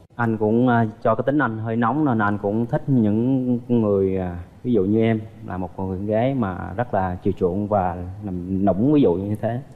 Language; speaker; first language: Vietnamese; native; Vietnamese